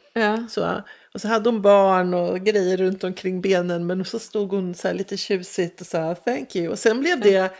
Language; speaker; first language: Swedish; native; Swedish